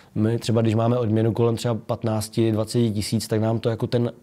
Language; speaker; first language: Czech; native; Czech